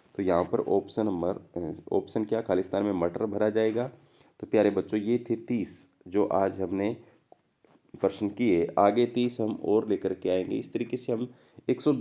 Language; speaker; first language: Hindi; native; Hindi